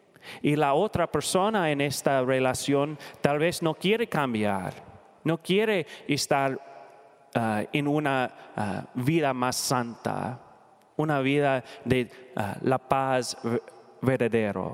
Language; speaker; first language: Spanish; non-native, learner; English